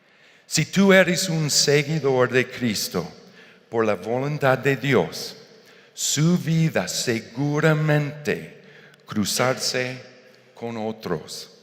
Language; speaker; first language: Spanish; non-native, fluent; English